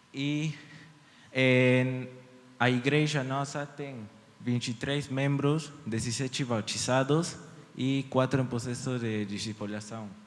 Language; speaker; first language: Portuguese; early bilingual, heritage; Portuguese